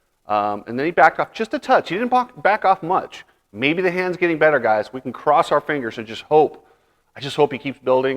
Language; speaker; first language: English; native; English